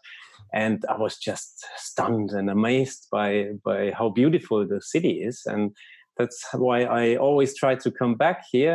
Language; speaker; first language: English; non-native, fluent; German